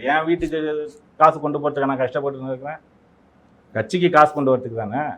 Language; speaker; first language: Tamil; non-native, local second language; Telugu